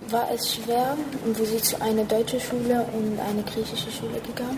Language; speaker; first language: German; early bilingual, other home language; Arabic